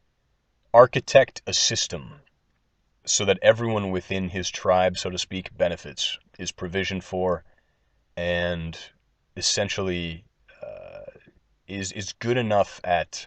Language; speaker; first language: English; native; English